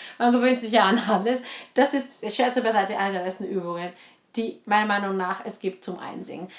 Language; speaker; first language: German; non-native, fluent; Italian